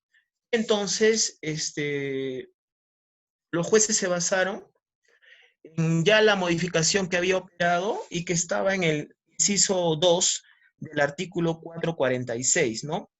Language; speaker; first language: Spanish; native; Spanish